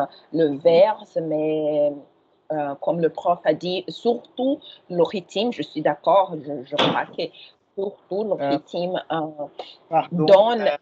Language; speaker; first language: French; non-native, fluent; Portuguese